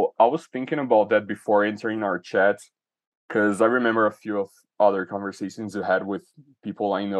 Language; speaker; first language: English; non-native, fluent; Portuguese